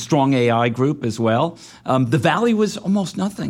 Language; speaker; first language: English; native; English